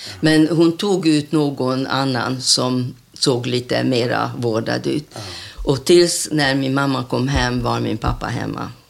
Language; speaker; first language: Swedish; non-native, fluent; Hungarian